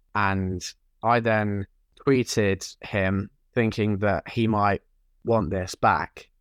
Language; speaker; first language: English; native; English